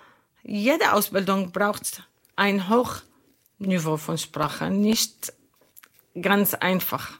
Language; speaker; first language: German; non-native, fluent; Arabic